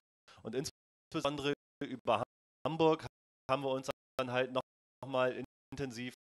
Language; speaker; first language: German; native; German